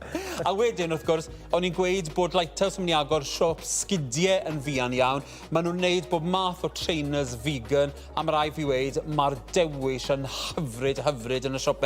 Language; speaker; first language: Welsh; native; Welsh